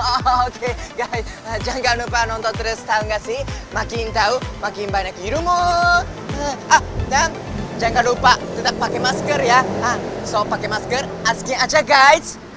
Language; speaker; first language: Indonesian; non-native, learner; Japanese